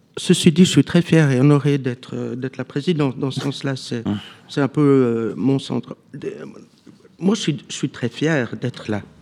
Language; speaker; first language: French; native; French